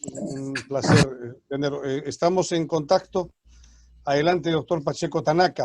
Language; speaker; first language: Spanish; native; Spanish